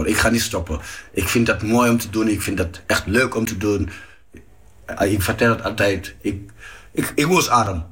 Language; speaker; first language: Dutch; non-native, fluent; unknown